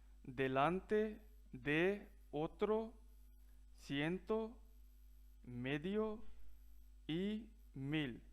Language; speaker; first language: Spanish; non-native, fluent; Punjabi